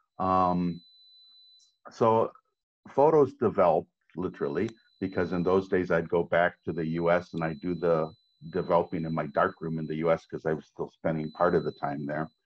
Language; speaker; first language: English; native; English